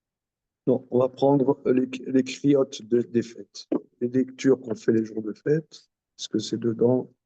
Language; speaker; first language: French; native; French